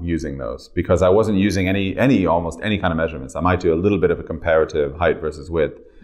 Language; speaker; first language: English; native; English